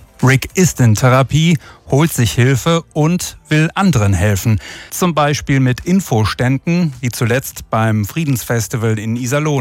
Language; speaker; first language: German; native; German